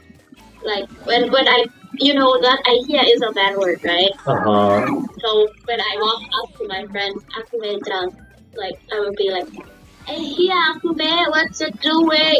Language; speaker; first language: English; non-native, fluent; Thai